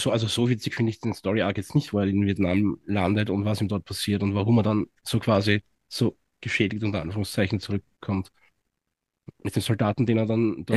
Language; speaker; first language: German; native; German